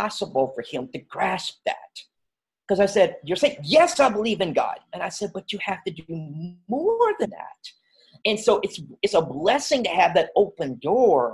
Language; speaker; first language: English; native; English